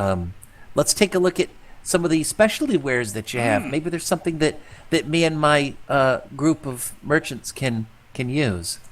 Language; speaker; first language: English; native; English